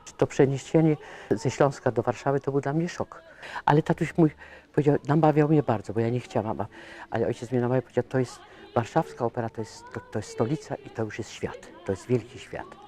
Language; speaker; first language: Polish; native; Polish